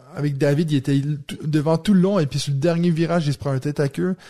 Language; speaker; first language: French; native; French